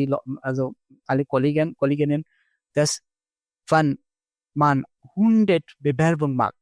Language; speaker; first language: German; non-native, fluent; Bangla